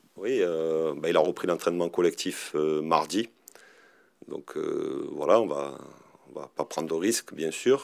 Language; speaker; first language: French; native; French